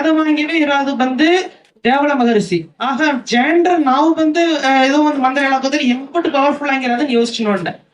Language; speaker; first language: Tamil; non-native, local second language; Kannada